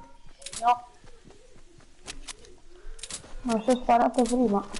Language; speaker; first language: Italian; native; Italian